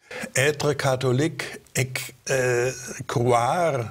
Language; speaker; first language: French; non-native, fluent; German